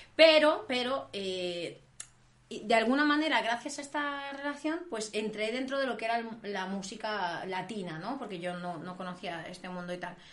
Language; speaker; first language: Spanish; native; Spanish